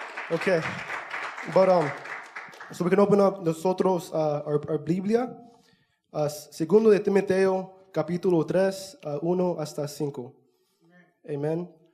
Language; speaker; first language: Spanish; early bilingual, heritage; Spanish